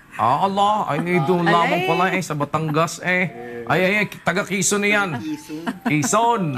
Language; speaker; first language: Filipino; native; Filipino